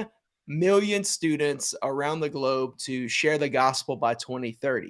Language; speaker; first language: English; native; English